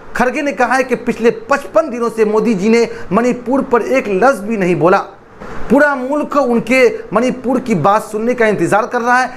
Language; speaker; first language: Urdu; native; Urdu